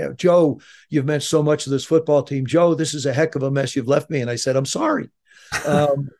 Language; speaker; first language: English; native; English